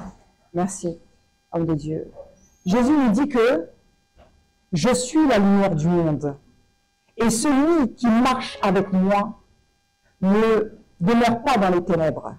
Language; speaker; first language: French; native; French